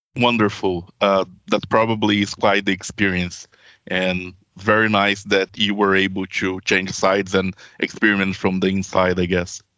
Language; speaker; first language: English; non-native, fluent; Portuguese